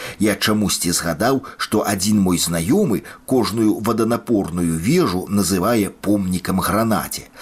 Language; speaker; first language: Belarusian; native; Belarusian